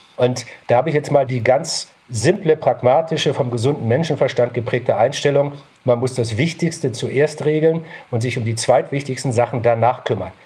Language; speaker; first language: German; native; German